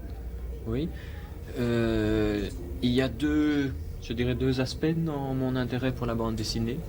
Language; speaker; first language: French; native; French